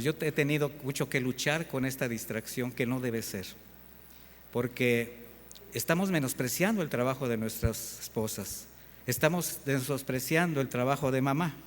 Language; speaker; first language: Spanish; native; Spanish